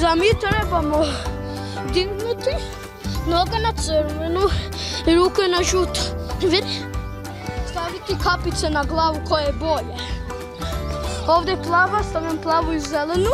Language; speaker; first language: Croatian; early bilingual, heritage; Croatian